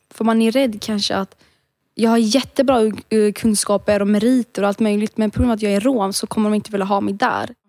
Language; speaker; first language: Swedish; early bilingual, other home language; Romany